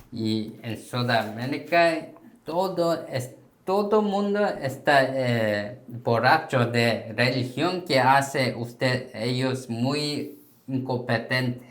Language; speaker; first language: Spanish; non-native, fluent; Korean